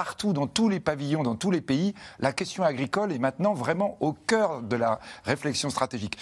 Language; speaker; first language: French; native; French